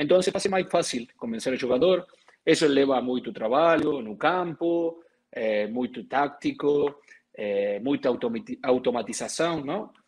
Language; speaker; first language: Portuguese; non-native, learner; Spanish